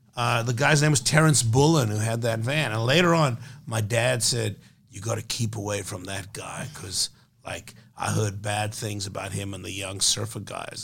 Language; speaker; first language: English; native; English